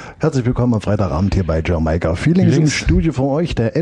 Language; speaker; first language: German; native; German